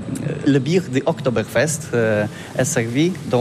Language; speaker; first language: French; non-native, learner; Polish